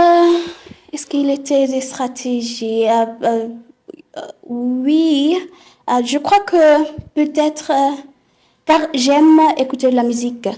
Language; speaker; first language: French; non-native, fluent; Southern Sotho